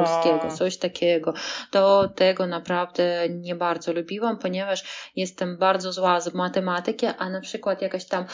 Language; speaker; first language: Polish; non-native, fluent; Russian